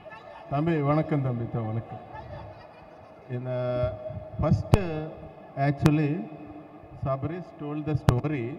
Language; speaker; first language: Tamil; non-native, learner; Telugu